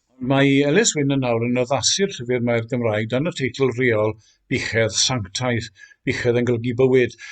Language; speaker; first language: Welsh; native; Welsh